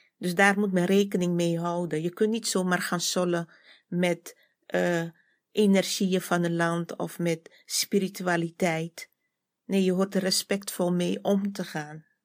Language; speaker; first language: Dutch; native; Dutch